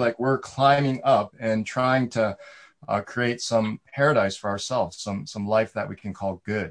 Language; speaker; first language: English; native; English